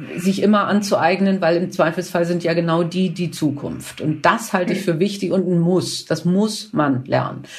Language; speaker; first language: German; native; German